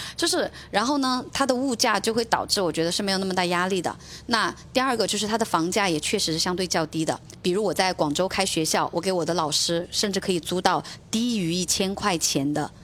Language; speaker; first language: Chinese; native; Chinese